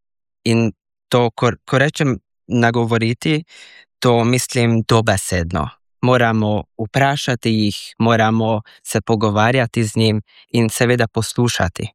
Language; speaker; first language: Slovenian; early bilingual, heritage; Slovenian